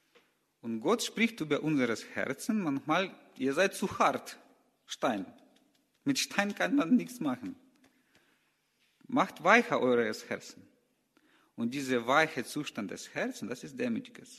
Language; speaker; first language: German; non-native, learner; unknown